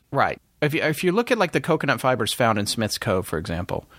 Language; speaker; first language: English; native; English